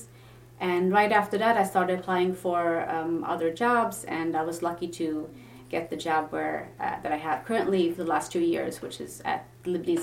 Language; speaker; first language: English; non-native, fluent; Swedish